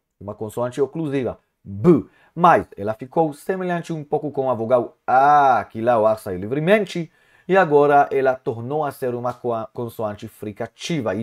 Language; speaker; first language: Portuguese; non-native, fluent; Hebrew